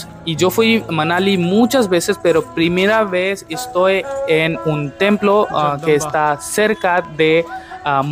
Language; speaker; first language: Spanish; non-native, learner; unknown